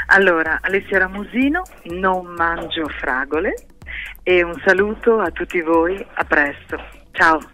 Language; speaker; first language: Italian; early bilingual, heritage; Italian